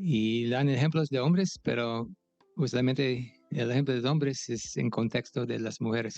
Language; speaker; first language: Spanish; non-native, fluent; English